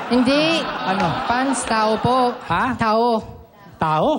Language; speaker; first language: Filipino; non-native, learner; Japanese